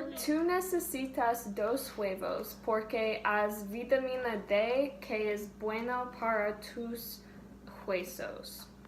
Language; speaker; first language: Spanish; non-native, learner; English